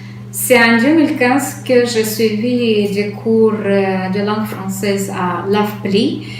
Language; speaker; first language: French; non-native, fluent; Romanian